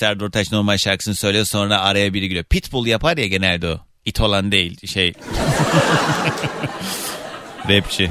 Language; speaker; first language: Turkish; native; Turkish